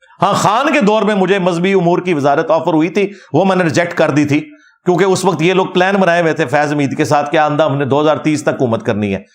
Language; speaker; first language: Urdu; non-native, local second language; Punjabi